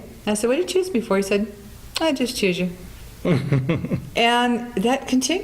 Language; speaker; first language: English; native; English